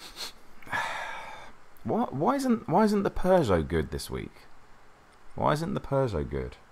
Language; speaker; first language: English; native; English